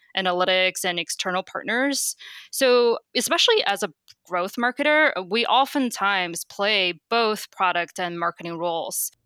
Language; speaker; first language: English; non-native, fluent; Chinese